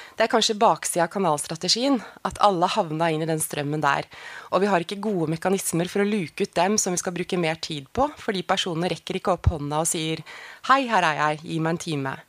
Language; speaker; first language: Norwegian; native; Norwegian